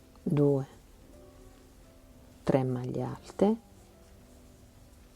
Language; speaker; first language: Italian; native; Italian